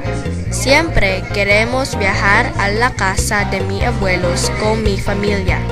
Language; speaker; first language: Spanish; non-native, learner; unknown